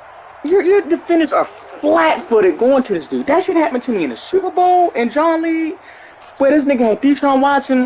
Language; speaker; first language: English; native; English